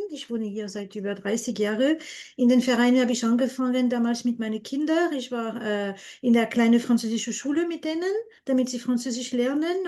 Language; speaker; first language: German; non-native, fluent; French